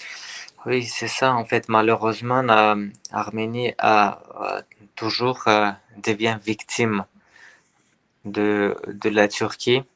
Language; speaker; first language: French; non-native, learner; Armenian